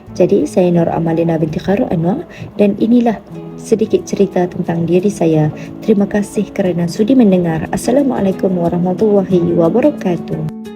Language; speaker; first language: Malay; native; Malay